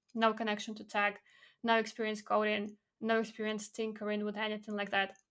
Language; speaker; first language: English; non-native, fluent; Belarusian